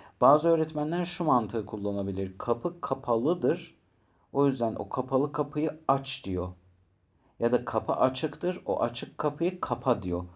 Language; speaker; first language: Turkish; native; Turkish